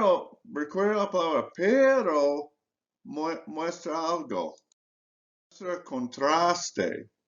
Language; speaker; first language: Spanish; non-native, fluent; English